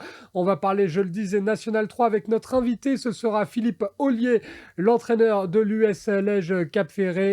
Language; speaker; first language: French; native; French